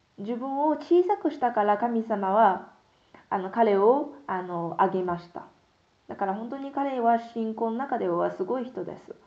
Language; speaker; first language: Japanese; non-native, fluent; Korean